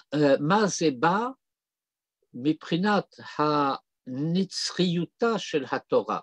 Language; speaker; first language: Hebrew; non-native, fluent; French